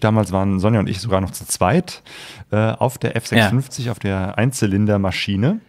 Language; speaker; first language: German; native; German